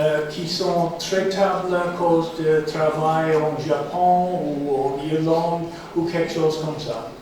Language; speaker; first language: French; non-native, fluent; English